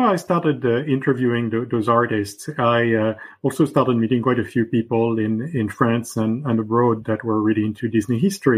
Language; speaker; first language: English; non-native, fluent; French